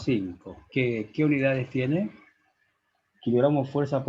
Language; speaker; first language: Spanish; native; Spanish